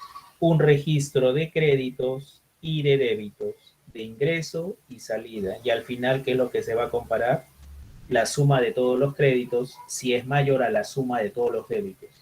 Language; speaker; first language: Spanish; native; Spanish